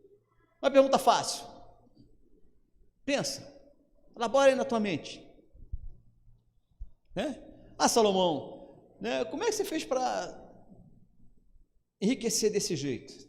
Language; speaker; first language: Portuguese; native; Portuguese